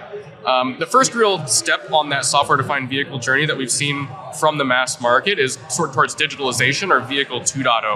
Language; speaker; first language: English; native; English